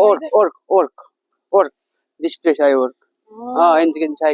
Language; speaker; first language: English; non-native, learner; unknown